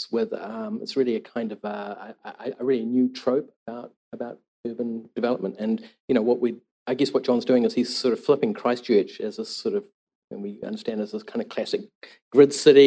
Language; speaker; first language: English; native; English